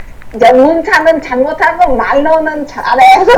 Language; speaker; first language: Korean; non-native, learner; Vietnamese